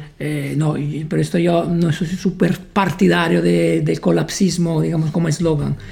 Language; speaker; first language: Spanish; non-native, fluent; Italian